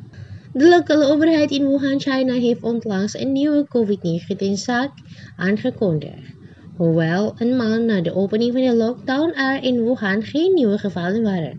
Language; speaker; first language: Dutch; non-native, fluent; Indonesian